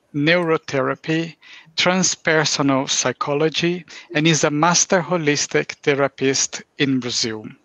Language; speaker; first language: English; non-native, fluent; Portuguese